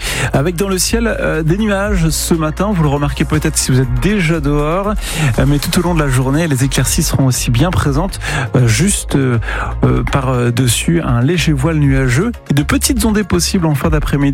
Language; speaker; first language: French; native; French